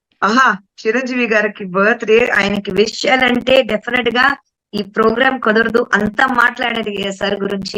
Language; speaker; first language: Telugu; non-native, fluent; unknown